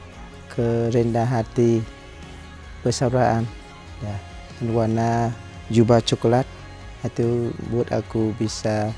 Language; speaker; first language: Indonesian; non-native, learner; Vietnamese